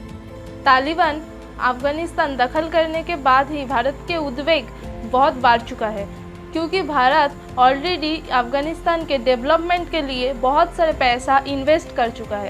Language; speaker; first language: Hindi; non-native, local second language; Bangla